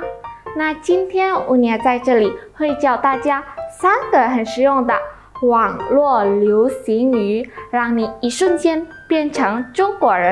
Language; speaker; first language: Chinese; non-native, learner; Indonesian